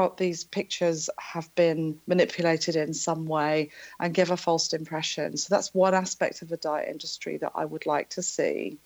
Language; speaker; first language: English; native; English